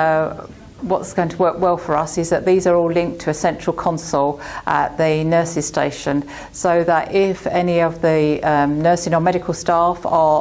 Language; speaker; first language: English; native; English